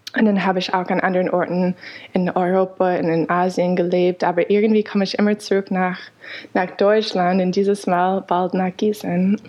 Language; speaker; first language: German; non-native, fluent; English